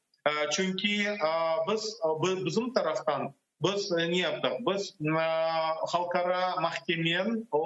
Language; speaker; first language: Turkish; non-native, learner; Crimean Tatar